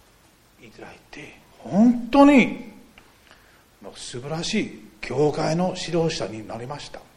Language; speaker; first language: Japanese; non-native, fluent; English